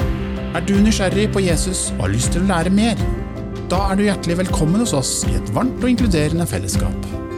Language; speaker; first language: Norwegian; native; Norwegian